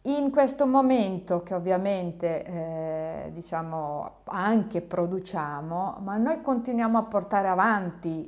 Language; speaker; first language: Italian; non-native, fluent; Serbian